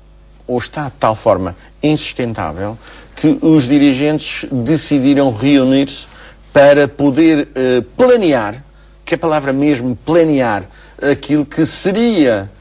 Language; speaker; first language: Portuguese; native; Portuguese